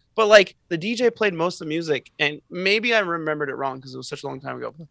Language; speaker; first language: English; native; English